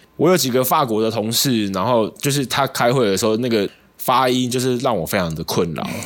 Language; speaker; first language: Chinese; native; Chinese